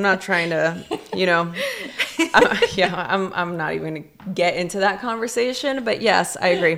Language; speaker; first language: English; native; English